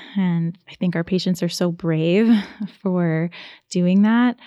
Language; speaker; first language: English; native; English